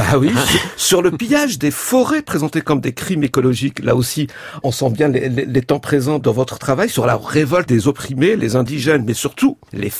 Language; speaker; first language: French; native; French